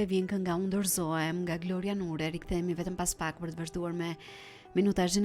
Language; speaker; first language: Albanian; native; Albanian